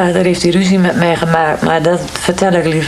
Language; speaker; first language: Dutch; native; Dutch